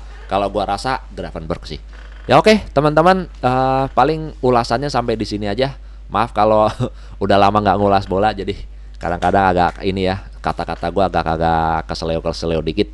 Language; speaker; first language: Indonesian; native; Indonesian